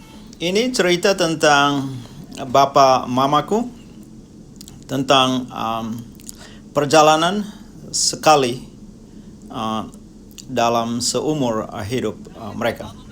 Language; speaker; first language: Indonesian; non-native, local second language; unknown